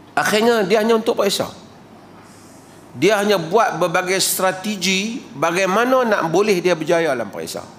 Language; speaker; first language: Malay; native; Malay